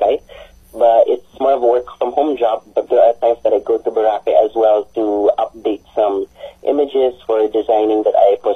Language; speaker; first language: English; non-native, local second language; Aklanon